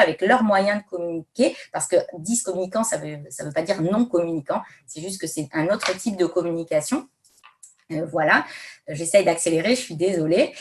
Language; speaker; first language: French; native; French